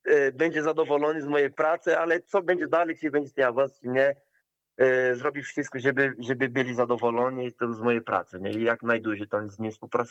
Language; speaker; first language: Polish; non-native, learner; Portuguese